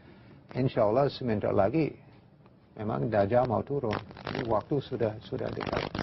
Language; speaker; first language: Indonesian; non-native, fluent; English